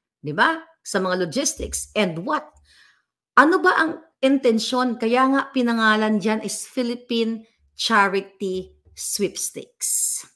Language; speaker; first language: Filipino; native; Filipino